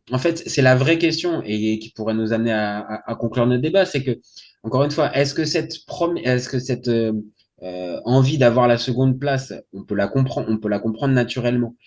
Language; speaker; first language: French; native; French